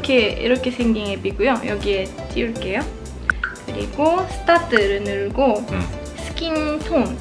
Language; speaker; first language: Korean; non-native, fluent; Japanese